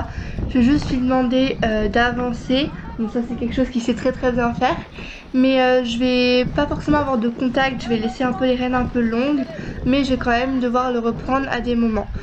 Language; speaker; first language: French; native; French